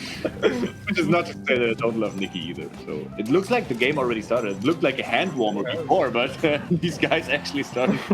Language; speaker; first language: English; non-native, fluent; German